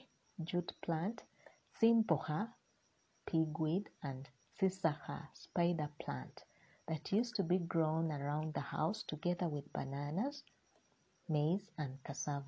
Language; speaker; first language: English; non-native, local second language; Luyia